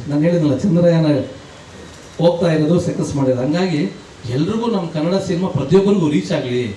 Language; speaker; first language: Kannada; native; Kannada